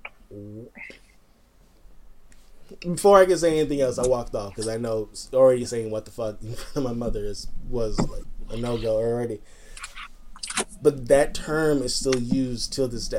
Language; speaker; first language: English; native; English